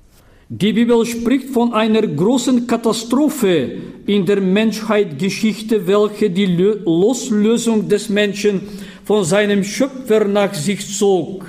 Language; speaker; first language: German; non-native, fluent; Bulgarian